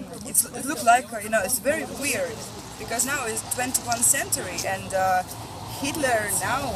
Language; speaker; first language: English; non-native, learner; Russian